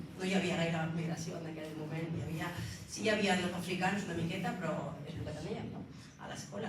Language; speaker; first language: Catalan; non-native, local second language; Spanish